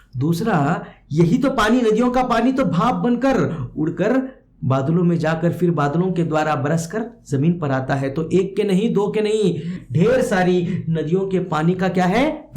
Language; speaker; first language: Hindi; non-native, local second language; Kannada